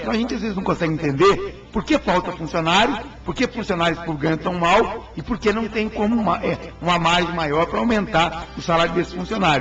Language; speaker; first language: Portuguese; native; Portuguese